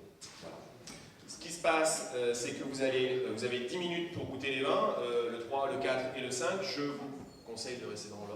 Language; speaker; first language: French; native; French